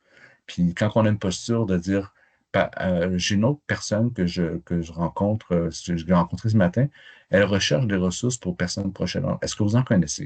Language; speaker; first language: French; native; French